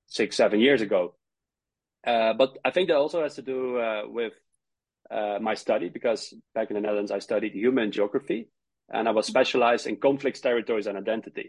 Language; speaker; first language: English; non-native, fluent; Dutch